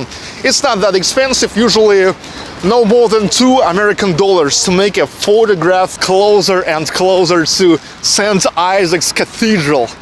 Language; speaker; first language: English; non-native, fluent; Russian